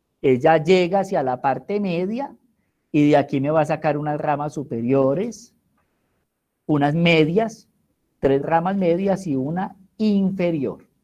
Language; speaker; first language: Spanish; native; Spanish